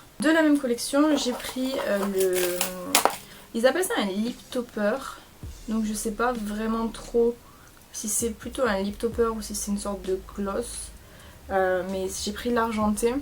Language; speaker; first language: French; native; French